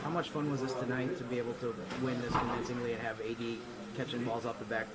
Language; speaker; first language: English; native; English